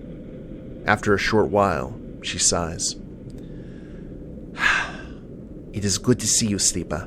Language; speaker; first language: English; native; English